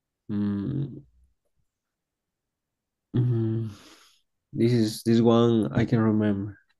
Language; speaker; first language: English; non-native, learner; Spanish